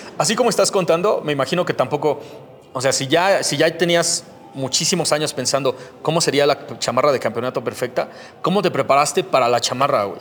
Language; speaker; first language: Spanish; native; Spanish